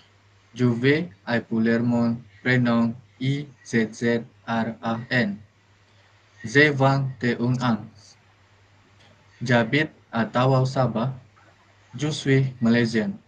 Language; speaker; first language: French; non-native, learner; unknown